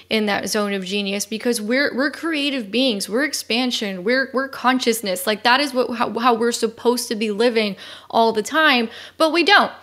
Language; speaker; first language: English; native; English